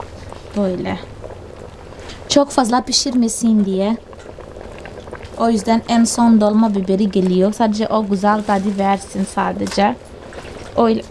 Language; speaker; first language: Turkish; non-native, fluent; Portuguese